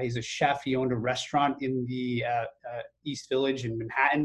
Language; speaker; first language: English; native; English